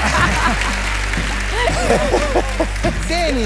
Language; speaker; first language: Spanish; non-native, learner; Japanese